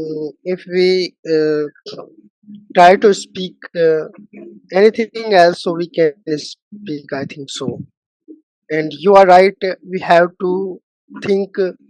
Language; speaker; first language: English; non-native, learner; Hindi